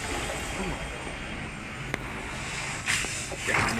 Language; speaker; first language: Arabic; native; Arabic